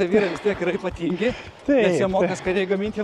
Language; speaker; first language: Lithuanian; native; Lithuanian